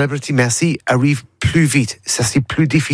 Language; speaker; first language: French; non-native, learner; English